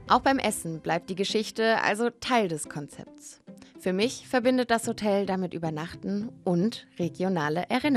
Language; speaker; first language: German; native; German